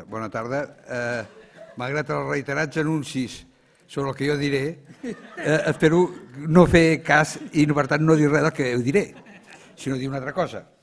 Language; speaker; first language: Catalan; native; Catalan